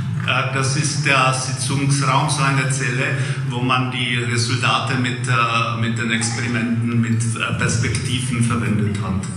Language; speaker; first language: German; non-native, fluent; Czech